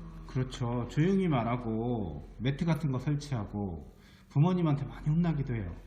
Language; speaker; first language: Korean; native; Korean